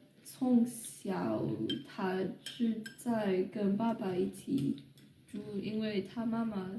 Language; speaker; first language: Chinese; non-native, learner; English